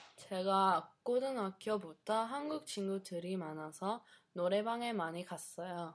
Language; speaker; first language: Korean; non-native, learner; English